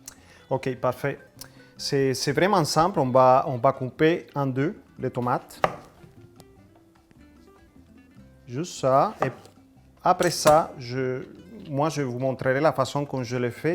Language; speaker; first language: French; non-native, fluent; Spanish